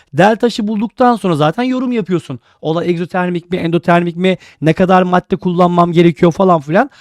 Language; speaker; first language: Turkish; native; Turkish